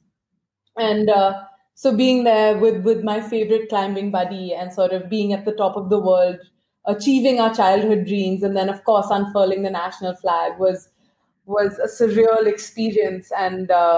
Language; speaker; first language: English; non-native, local second language; Hindi